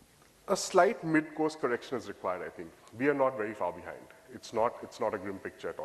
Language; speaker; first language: English; non-native, local second language; Bangla